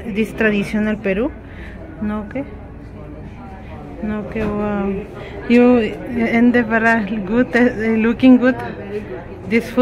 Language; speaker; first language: English; non-native, learner; Spanish